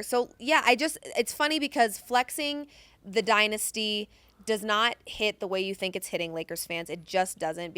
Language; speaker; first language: English; native; English